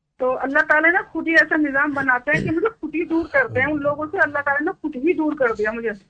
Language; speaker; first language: Urdu; native; Urdu